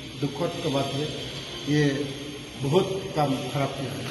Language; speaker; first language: Hindi; non-native, local second language; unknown